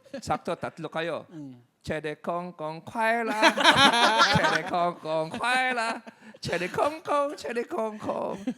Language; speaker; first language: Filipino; native; Filipino